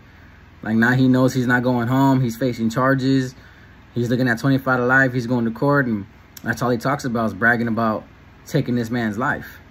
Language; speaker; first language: English; native; English